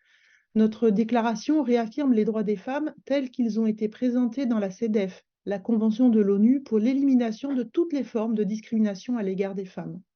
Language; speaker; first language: French; native; French